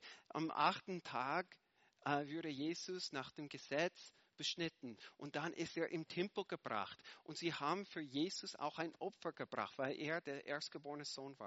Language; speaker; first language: German; non-native, fluent; English